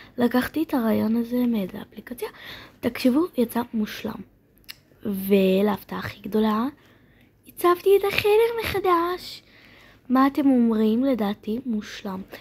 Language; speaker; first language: Hebrew; native; Hebrew